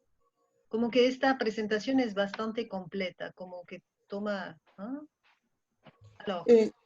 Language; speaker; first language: Spanish; non-native, fluent; French